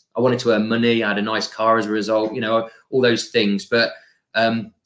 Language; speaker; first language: English; native; English